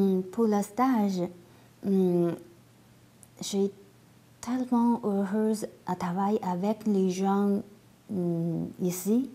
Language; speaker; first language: French; non-native, learner; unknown